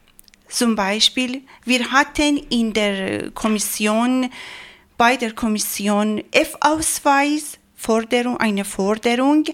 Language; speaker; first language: German; non-native, learner; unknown